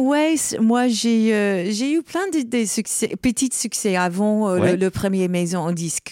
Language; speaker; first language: French; non-native, learner; English